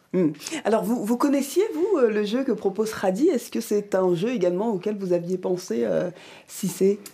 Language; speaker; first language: French; native; French